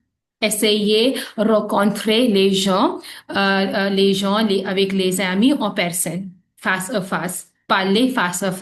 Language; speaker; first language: French; non-native, fluent; Hindi